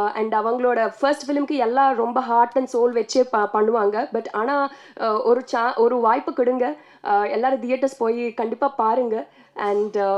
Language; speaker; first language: Tamil; non-native, learner; Telugu